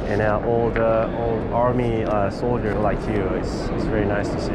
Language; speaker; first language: English; non-native, learner; Korean